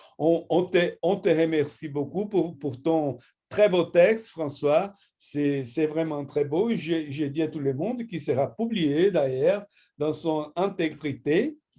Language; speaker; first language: French; non-native, fluent; Portuguese